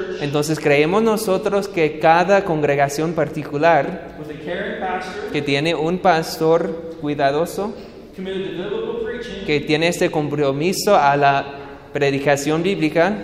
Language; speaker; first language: Spanish; non-native, fluent; English